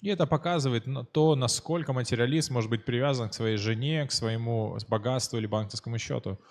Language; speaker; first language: Russian; native; Russian